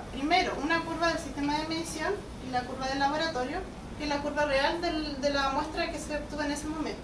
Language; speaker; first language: Spanish; native; Spanish